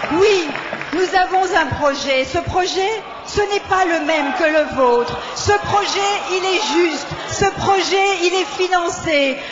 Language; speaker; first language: French; native; French